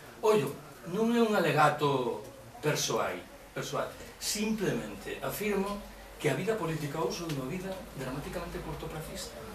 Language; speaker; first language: Galician; non-native, local second language; Spanish